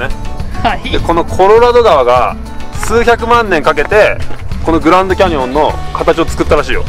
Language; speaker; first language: Japanese; native; Japanese